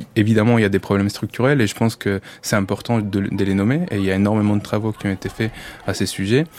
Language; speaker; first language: French; non-native, fluent; Spanish